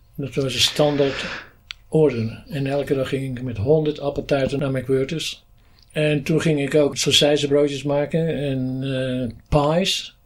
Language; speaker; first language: Dutch; native; Dutch